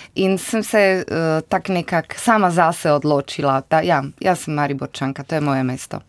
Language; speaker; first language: Slovenian; non-native, fluent; Slovak